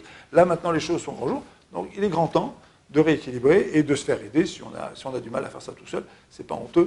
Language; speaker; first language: French; native; French